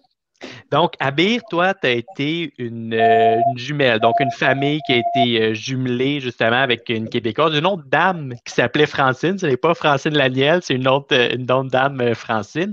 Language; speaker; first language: French; native; French